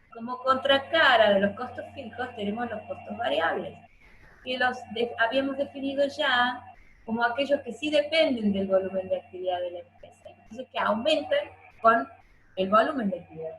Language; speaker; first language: Spanish; native; Spanish